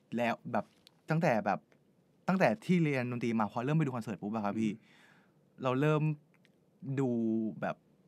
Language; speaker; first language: Thai; native; Thai